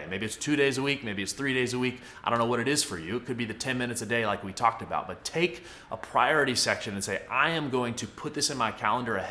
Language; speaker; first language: English; native; English